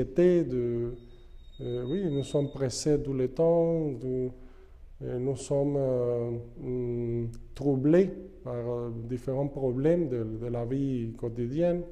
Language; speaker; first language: French; non-native, fluent; Spanish